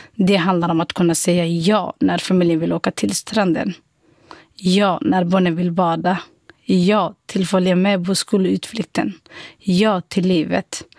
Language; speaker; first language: Swedish; non-native, fluent; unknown